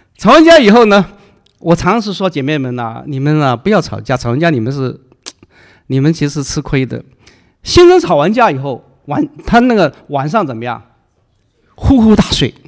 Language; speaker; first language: Chinese; non-native, local second language; Cantonese